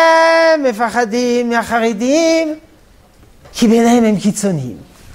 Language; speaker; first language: Hebrew; non-native, fluent; French